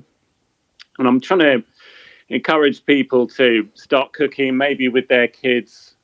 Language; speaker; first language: English; native; English